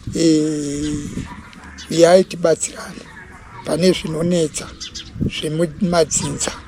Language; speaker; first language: Shona; non-native, local second language; Venda